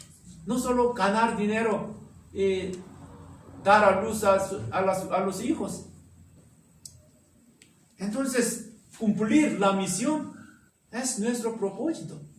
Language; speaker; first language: Spanish; non-native, learner; Korean